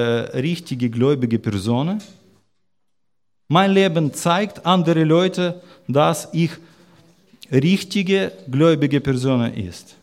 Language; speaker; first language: German; non-native, learner; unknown